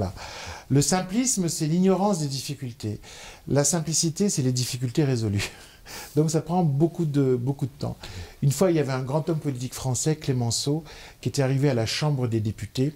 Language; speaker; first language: French; native; French